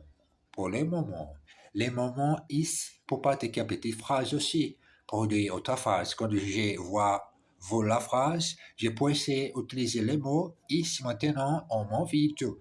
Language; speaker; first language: French; non-native, learner; Portuguese